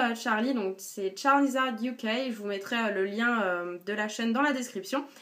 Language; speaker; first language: French; native; French